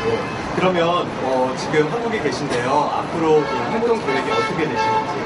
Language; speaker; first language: Korean; native; Korean